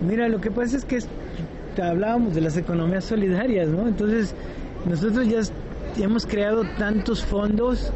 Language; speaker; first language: Spanish; native; Spanish